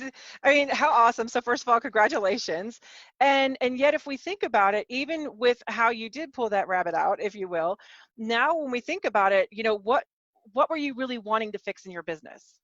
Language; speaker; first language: English; native; English